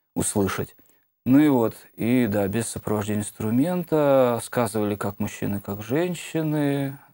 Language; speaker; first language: Russian; native; Russian